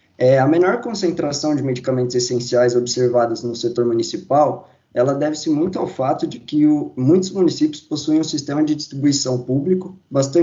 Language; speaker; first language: Portuguese; native; Portuguese